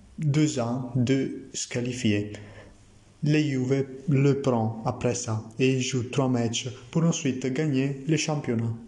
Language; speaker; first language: French; non-native, learner; Italian